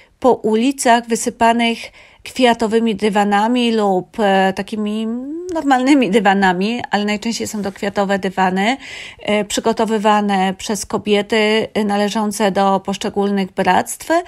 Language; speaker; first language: Polish; native; Polish